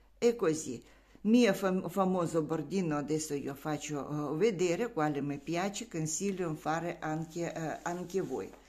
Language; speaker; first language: Italian; non-native, learner; Russian